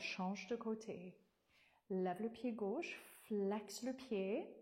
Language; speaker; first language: French; non-native, fluent; English